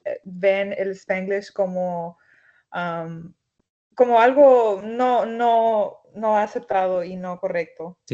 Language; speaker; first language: Spanish; early bilingual, heritage; Spanish